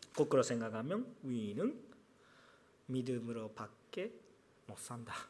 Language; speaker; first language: Korean; non-native, fluent; Japanese